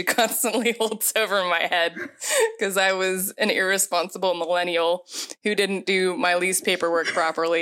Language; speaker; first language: English; native; English